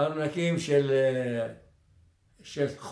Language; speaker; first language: Hebrew; non-native, fluent; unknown